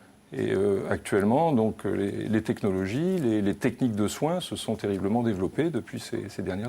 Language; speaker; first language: French; native; French